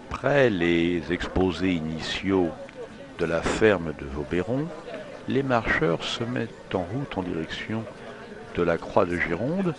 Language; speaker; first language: French; native; French